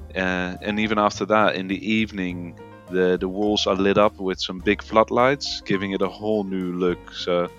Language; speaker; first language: English; non-native, fluent; Dutch